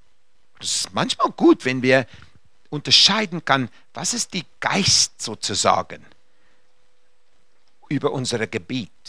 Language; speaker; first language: German; non-native, fluent; English